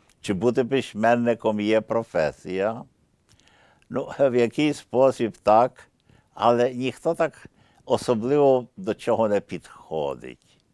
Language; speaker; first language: Ukrainian; early bilingual, heritage; Ukrainian